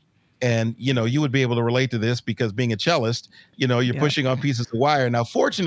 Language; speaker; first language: English; native; English